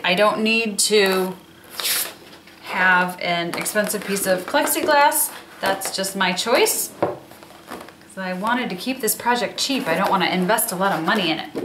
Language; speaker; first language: English; native; English